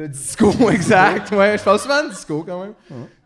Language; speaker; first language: French; native; French